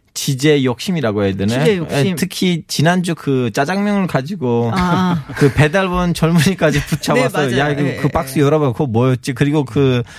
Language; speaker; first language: Korean; non-native, fluent; Turkish